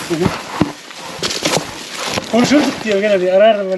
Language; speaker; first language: Turkish; native; Turkish